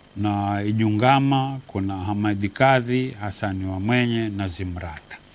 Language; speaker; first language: Swahili; native; Swahili